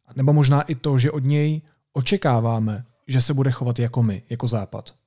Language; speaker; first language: Czech; native; Czech